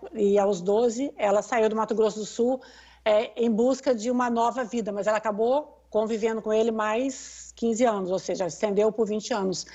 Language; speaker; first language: Portuguese; native; Portuguese